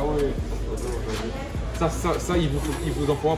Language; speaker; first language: French; native; French